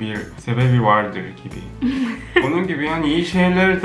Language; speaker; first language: Turkish; non-native, learner; Korean